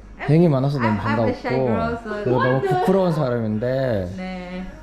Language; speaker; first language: Korean; non-native, learner; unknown